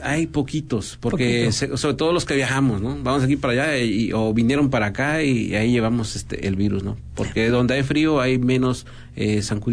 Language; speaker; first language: Spanish; native; Spanish